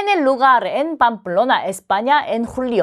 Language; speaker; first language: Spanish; non-native, fluent; Korean